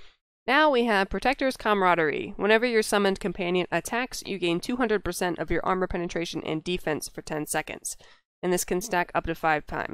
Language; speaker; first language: English; native; English